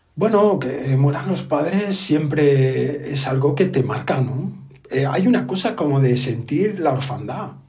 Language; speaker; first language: Spanish; native; Spanish